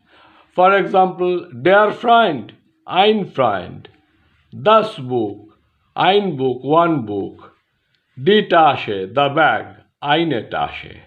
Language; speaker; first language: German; non-native, fluent; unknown